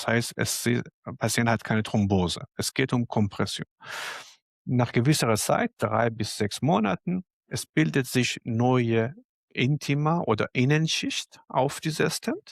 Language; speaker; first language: German; non-native, fluent; Arabic